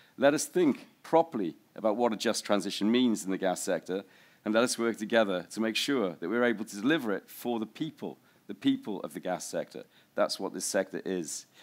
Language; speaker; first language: English; native; English